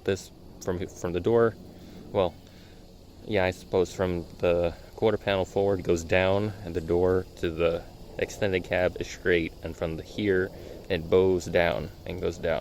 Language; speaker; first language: English; native; English